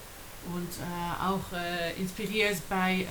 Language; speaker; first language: German; non-native, learner; Dutch